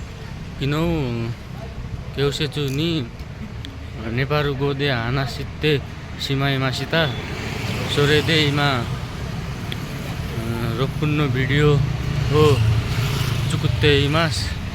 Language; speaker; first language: Japanese; non-native, learner; Nepali